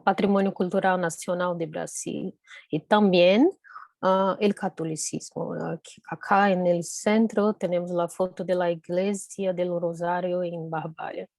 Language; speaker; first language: Spanish; non-native, fluent; Portuguese